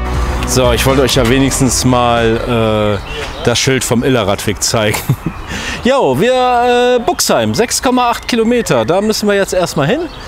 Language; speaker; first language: German; native; German